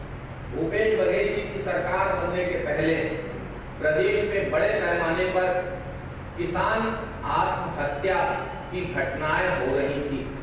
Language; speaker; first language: Hindi; native; Hindi